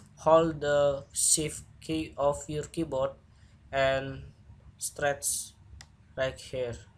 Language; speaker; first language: English; non-native, learner; Indonesian